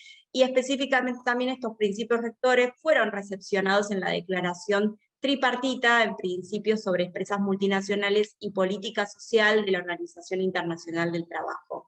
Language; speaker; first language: Spanish; native; Spanish